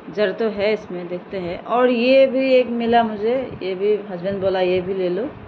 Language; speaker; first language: Hindi; non-native, local second language; Assamese